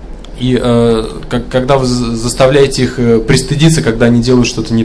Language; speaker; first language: Russian; native; Russian